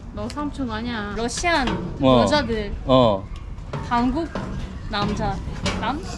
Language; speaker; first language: Korean; non-native, learner; Russian